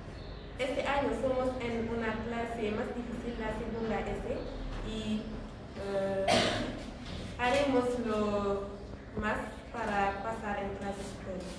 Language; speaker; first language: Spanish; non-native, learner; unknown